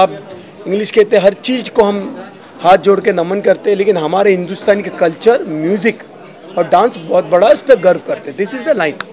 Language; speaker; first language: Hindi; native; Hindi